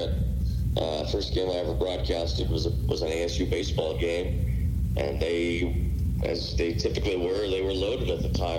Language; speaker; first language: English; native; English